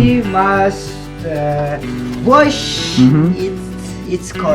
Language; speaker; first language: English; non-native, learner; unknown